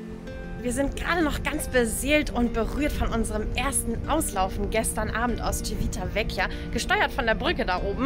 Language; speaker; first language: German; native; German